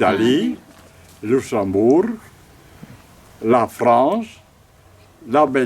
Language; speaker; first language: French; non-native, fluent; Italian